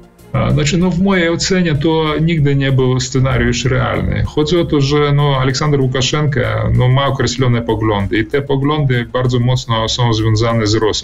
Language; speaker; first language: Polish; early bilingual, heritage; Polish